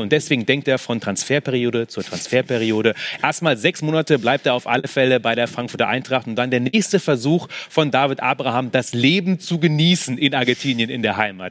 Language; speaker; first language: German; native; German